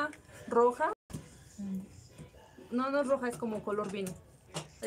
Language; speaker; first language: Spanish; native; Spanish